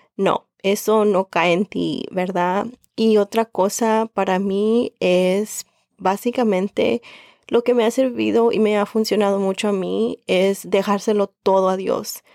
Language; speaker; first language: Spanish; early bilingual, heritage; Spanish